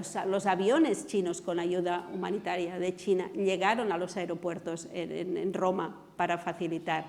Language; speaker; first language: Spanish; non-native, local second language; Catalan